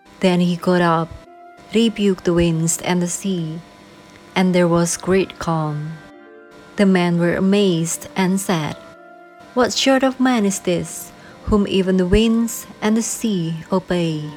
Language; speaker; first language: English; non-native, fluent; Indonesian